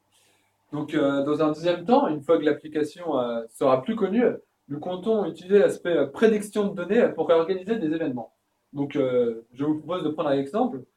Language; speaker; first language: French; native; French